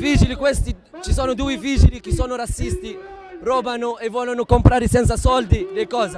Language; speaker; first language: Italian; non-native, learner; Arabic